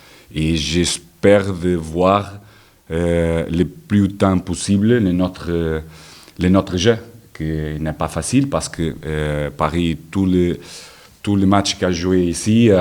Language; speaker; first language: French; non-native, learner; Portuguese